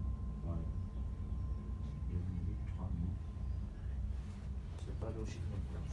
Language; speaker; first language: French; non-native, fluent; Vietnamese